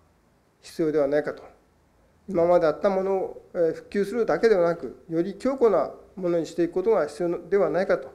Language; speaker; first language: Japanese; native; Japanese